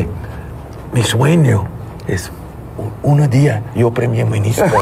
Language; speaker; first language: Spanish; non-native, learner; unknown